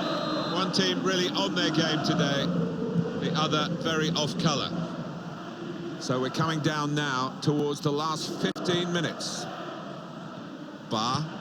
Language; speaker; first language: English; native; English